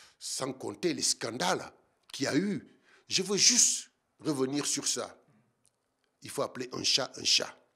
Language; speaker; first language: French; non-native, local second language; Wolof